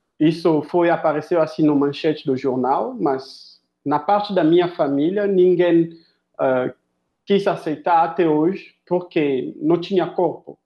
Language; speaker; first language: Portuguese; non-native, fluent; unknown